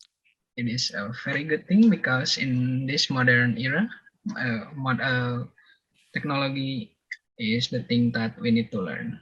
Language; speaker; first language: English; non-native, learner; Indonesian